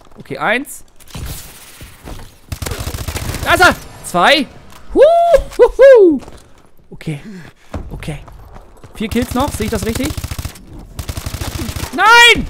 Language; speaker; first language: German; native; German